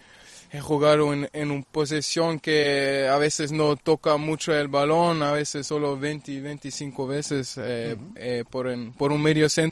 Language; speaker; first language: Spanish; non-native, fluent; German